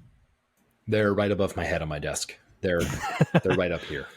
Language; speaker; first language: English; native; English